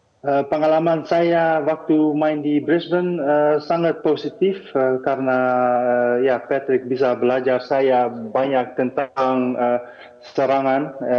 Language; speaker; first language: Indonesian; early bilingual, heritage; Dutch